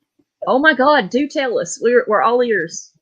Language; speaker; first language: English; native; English